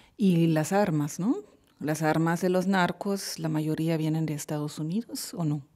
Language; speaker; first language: Spanish; non-native, fluent; German